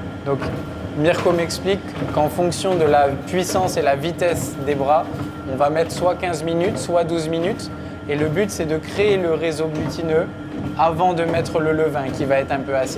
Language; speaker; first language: French; native; French